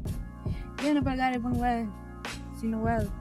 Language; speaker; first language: Haitian Creole; early bilingual, heritage; Haitian Creole